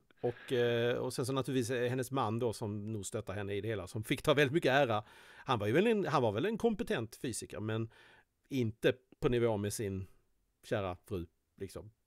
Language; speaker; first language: Swedish; native; Swedish